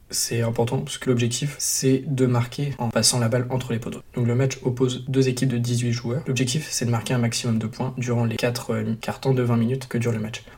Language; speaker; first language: French; native; French